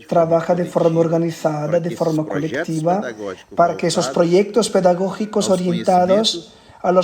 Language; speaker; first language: Spanish; non-native, fluent; Portuguese